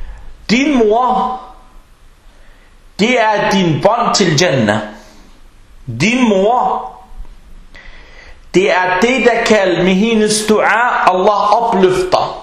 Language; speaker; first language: Danish; early bilingual, other home language; Arabic